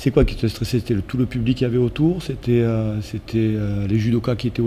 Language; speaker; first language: French; native; French